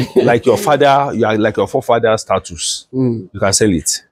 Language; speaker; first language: English; non-native, local second language; Yoruba